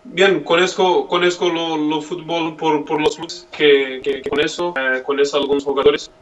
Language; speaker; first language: Spanish; non-native, learner; Portuguese